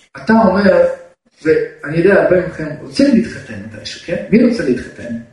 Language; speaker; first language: Hebrew; non-native, fluent; Russian